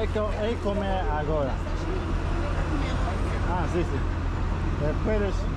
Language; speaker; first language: Portuguese; non-native, learner; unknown